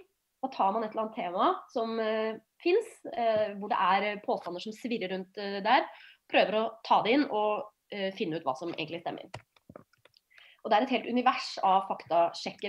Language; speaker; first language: Norwegian; native; Norwegian